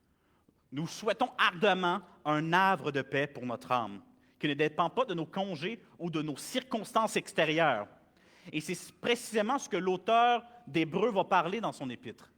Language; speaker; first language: French; native; French